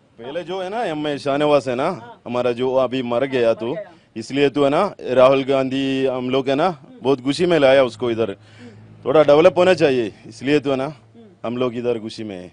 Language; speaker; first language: Hindi; non-native, local second language; Malayalam